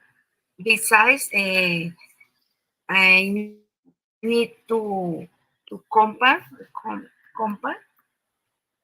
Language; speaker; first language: English; non-native, learner; Spanish